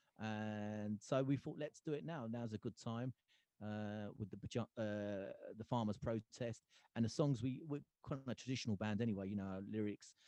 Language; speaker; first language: English; early bilingual, other home language; Punjabi